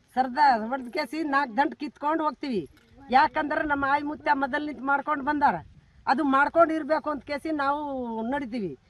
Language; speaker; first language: Kannada; non-native, local second language; Lambadi